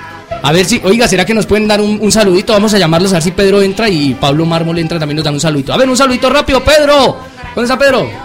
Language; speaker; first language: Spanish; native; Spanish